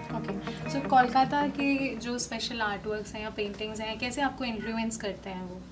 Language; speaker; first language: Hindi; native; Hindi